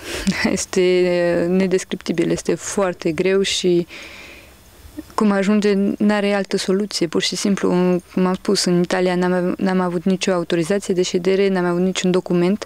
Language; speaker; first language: Romanian; early bilingual, heritage; Romanian